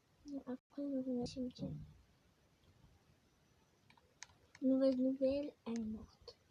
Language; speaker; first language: French; native; French